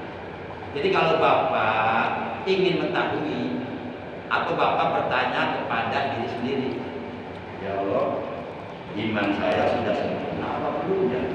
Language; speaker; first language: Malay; non-native, local second language; Javanese